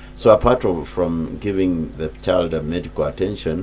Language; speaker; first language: English; non-native, local second language; Swahili